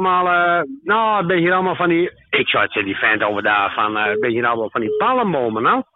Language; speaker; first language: Dutch; native; Dutch